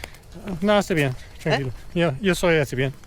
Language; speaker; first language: Spanish; non-native, learner; English